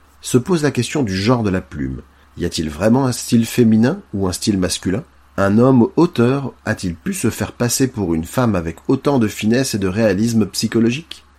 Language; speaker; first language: French; native; French